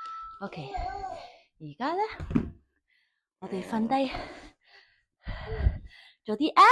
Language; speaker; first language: Cantonese; early bilingual, heritage; Cantonese